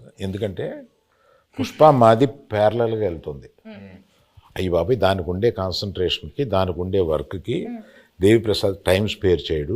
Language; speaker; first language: Telugu; native; Telugu